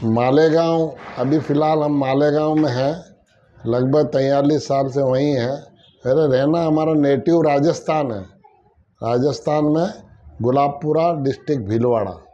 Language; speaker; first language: Hindi; native; Hindi